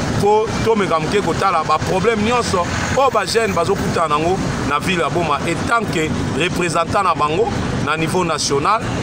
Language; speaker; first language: Lingala; non-native, local second language; Kongo